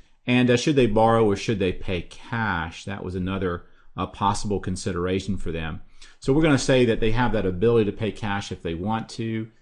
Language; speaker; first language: English; native; English